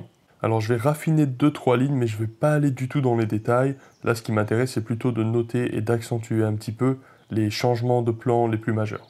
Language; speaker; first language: French; native; French